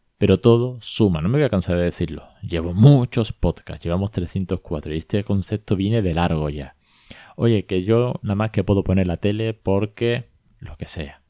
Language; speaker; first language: Spanish; native; Spanish